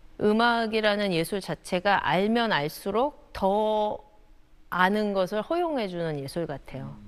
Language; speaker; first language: Korean; native; Korean